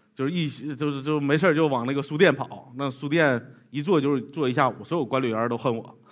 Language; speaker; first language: Chinese; native; Chinese